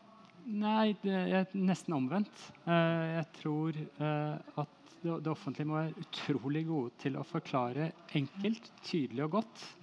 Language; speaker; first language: Norwegian; native; Norwegian